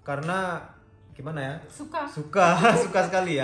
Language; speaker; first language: Indonesian; native; Indonesian